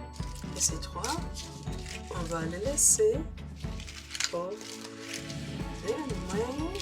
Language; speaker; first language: French; non-native, learner; Portuguese